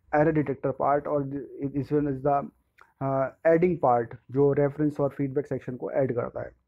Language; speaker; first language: Hindi; native; Hindi